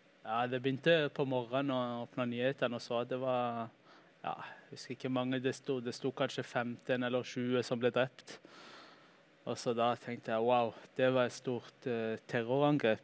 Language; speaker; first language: Norwegian; early bilingual, heritage; Norwegian